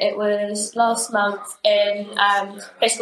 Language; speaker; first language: English; native; English